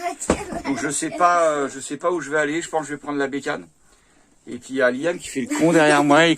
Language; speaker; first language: French; native; French